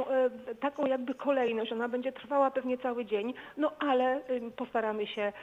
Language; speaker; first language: Polish; native; Polish